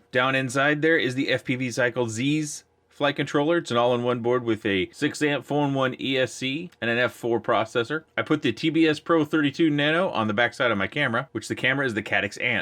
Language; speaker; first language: English; native; English